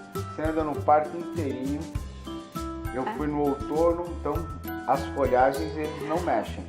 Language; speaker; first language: Portuguese; native; Portuguese